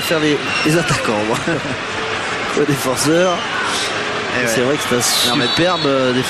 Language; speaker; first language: French; native; French